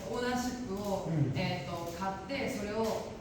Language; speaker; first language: Japanese; native; Japanese